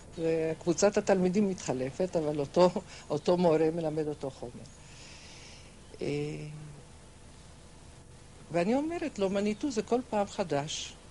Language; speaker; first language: Hebrew; non-native, fluent; French